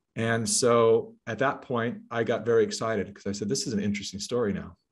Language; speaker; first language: English; native; English